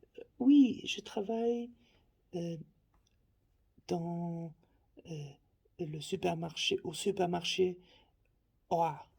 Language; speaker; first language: French; non-native, learner; Faroese